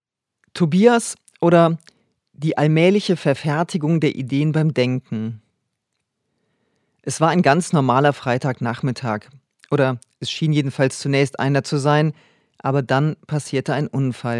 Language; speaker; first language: German; native; German